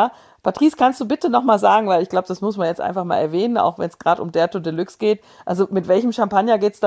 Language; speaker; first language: German; native; German